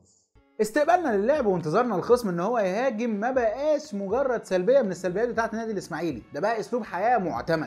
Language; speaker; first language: Arabic; native; Arabic